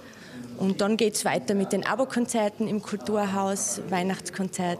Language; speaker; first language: German; native; German